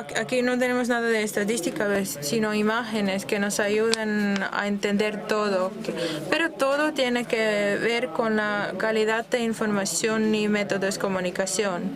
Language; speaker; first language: Spanish; non-native, fluent; Dutch